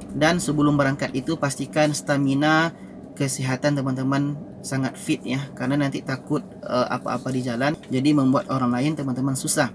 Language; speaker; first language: Malay; native; Malay